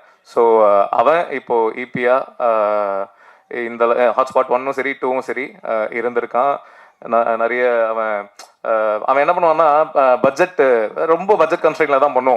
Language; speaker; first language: Tamil; native; Tamil